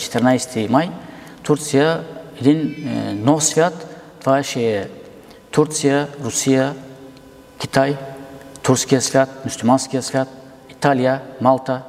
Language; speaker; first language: Bulgarian; non-native, local second language; Turkish